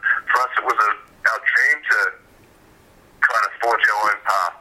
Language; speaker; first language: English; native; English